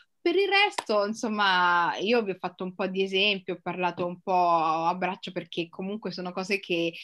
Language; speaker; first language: Italian; native; Italian